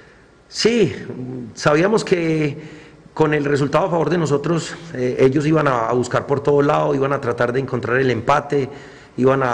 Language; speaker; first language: Spanish; native; Spanish